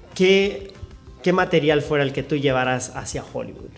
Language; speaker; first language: Spanish; native; Spanish